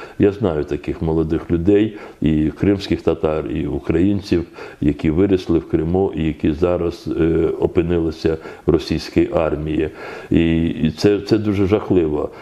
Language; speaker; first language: Ukrainian; non-native, local second language; Crimean Tatar